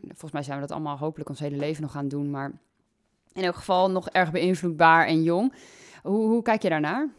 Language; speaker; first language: Dutch; native; Dutch